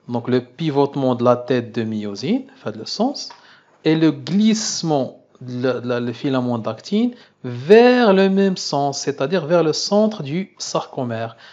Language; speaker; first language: French; non-native, local second language; Arabic